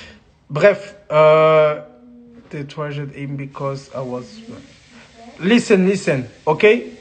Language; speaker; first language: English; non-native, learner; French